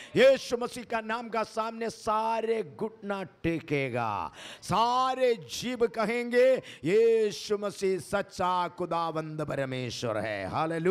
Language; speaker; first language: Hindi; non-native, local second language; Malayalam